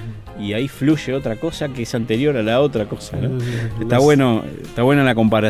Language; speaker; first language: Spanish; native; Spanish